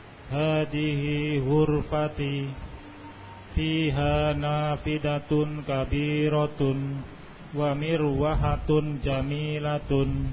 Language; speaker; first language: Arabic; non-native, learner; Indonesian